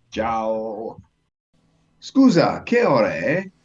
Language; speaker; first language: Italian; non-native, learner; English